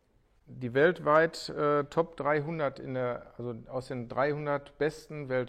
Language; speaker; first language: German; native; German